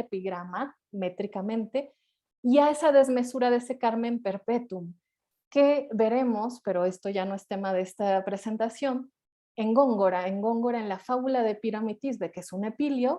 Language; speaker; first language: Spanish; native; Spanish